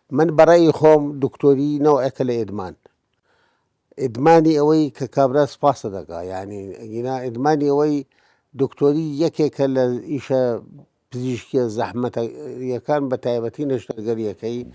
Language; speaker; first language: Central Kurdish; non-native, local second language; Gurani